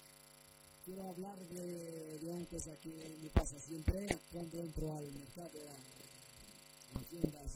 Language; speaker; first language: Spanish; non-native, learner; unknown